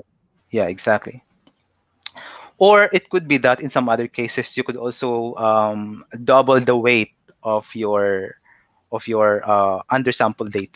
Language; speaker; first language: English; non-native, local second language; Cebuano